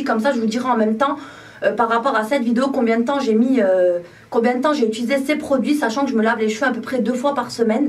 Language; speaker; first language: French; native; French